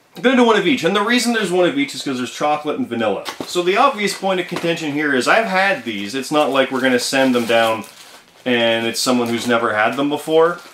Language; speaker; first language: English; native; English